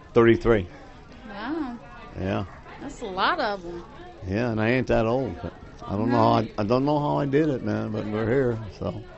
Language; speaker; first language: English; native; English